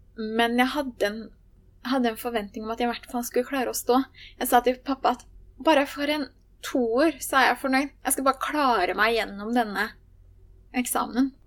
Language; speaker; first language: Norwegian; native; Norwegian